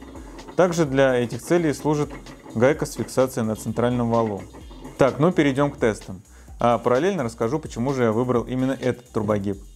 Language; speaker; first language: Russian; native; Russian